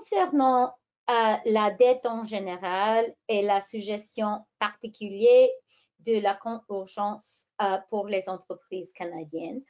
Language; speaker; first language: French; non-native, fluent; English